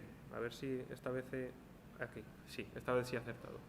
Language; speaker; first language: Spanish; native; Spanish